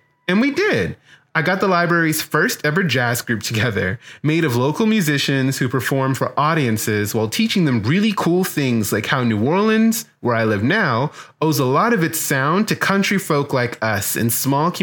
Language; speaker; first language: English; native; English